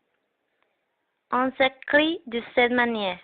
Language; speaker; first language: French; non-native, learner; Spanish